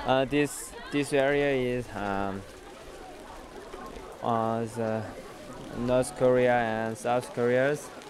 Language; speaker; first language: English; non-native, learner; Korean